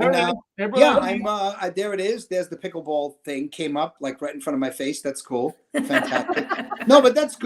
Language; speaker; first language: English; native; English